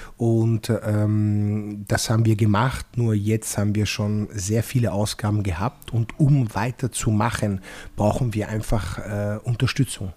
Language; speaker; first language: German; non-native, fluent; Italian